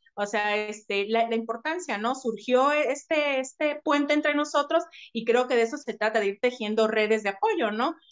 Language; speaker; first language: Spanish; native; Spanish